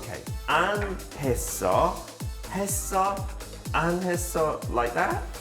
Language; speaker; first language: Korean; non-native, learner; English